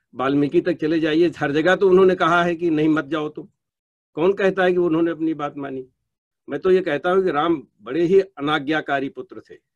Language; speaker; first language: Hindi; native; Hindi